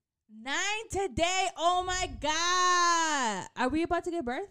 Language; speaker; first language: English; early bilingual, other home language; Spanish